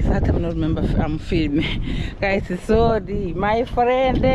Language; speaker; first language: English; non-native, learner; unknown